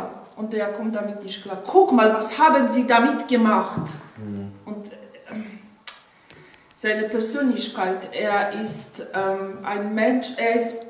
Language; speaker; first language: German; non-native, fluent; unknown